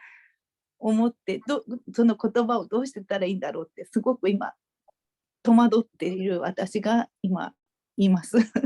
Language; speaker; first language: Japanese; native; Japanese